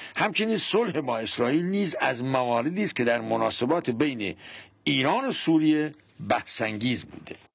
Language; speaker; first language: Persian; non-native, local second language; Central Kurdish